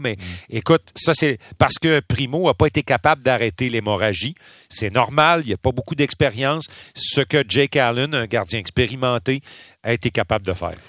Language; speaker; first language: French; native; French